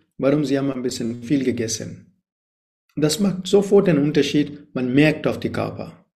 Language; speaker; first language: German; non-native, learner; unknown